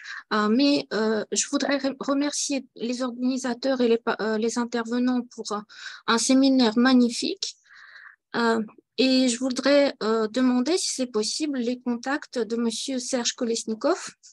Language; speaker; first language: French; non-native, fluent; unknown